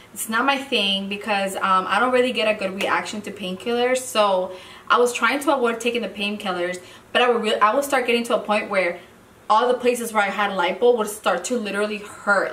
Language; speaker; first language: English; early bilingual, other home language; Spanish